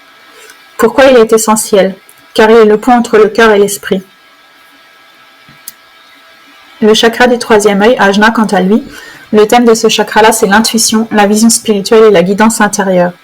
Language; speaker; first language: French; native; French